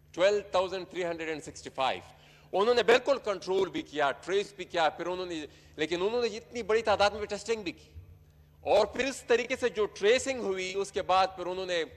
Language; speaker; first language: Urdu; non-native, local second language; Pashto